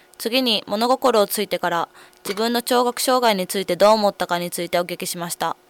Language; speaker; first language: Japanese; native; Japanese